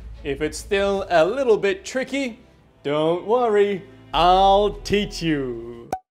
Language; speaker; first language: English; native; English